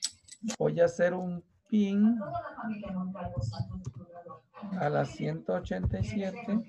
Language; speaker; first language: Spanish; native; Spanish